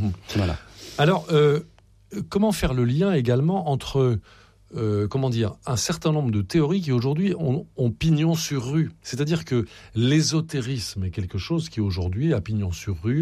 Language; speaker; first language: French; native; French